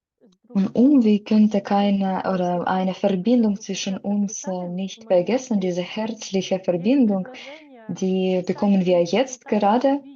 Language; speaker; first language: German; non-native, learner; Russian